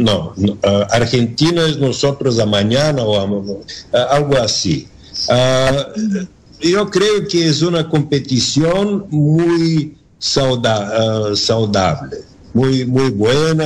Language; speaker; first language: Spanish; non-native, learner; Bulgarian